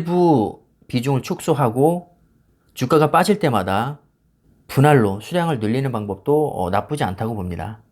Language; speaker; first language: Korean; native; Korean